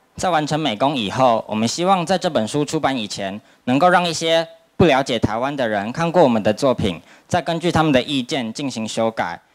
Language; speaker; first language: Chinese; native; Chinese